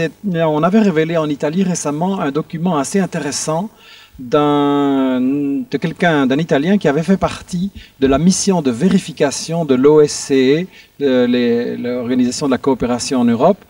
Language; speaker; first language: French; native; French